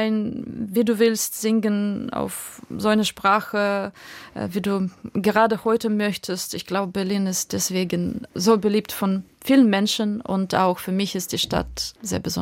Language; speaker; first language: German; non-native, fluent; Russian